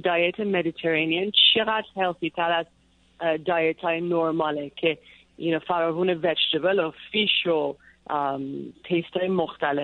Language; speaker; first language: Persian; early bilingual, heritage; Persian